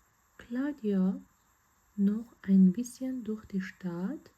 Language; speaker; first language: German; non-native, fluent; Azerbaijani